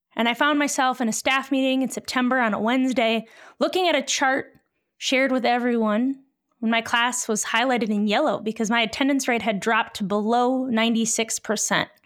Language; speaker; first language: English; native; English